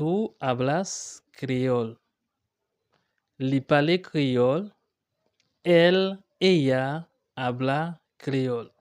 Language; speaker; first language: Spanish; non-native, learner; Haitian Creole